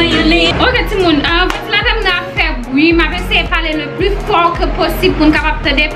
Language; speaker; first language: French; non-native, local second language; Haitian Creole